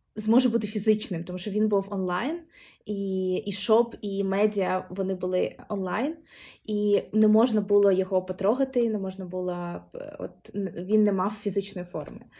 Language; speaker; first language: Ukrainian; non-native, local second language; Russian